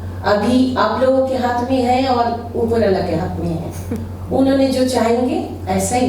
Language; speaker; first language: Hindi; non-native, local second language; Bangla